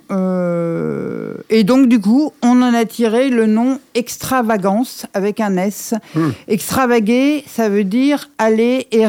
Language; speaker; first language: French; native; French